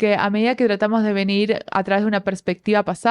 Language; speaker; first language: Spanish; native; Spanish